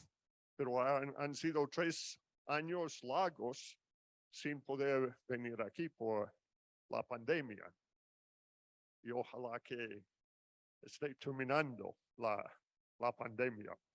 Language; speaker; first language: Spanish; non-native, fluent; English